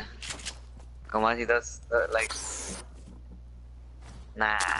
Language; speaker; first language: Spanish; early bilingual, heritage; Spanish